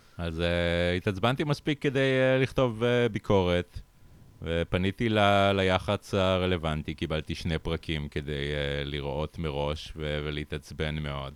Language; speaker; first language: Hebrew; early bilingual, other home language; Russian